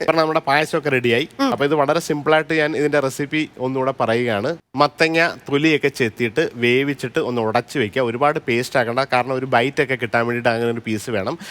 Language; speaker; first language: Malayalam; native; Malayalam